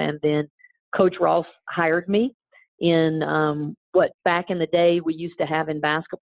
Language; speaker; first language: English; native; English